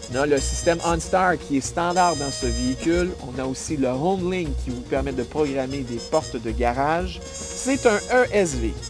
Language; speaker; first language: French; native; French